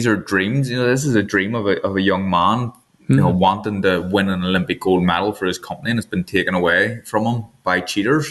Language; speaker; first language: English; native; English